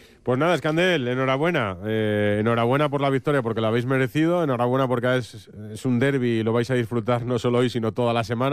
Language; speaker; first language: Spanish; native; Spanish